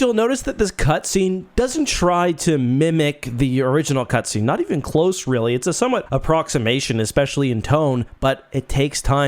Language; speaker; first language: English; native; English